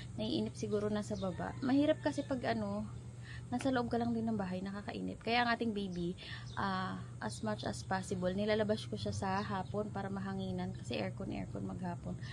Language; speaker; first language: Filipino; native; Filipino